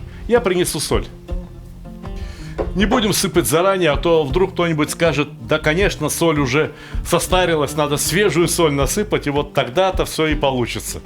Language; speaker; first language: Russian; native; Russian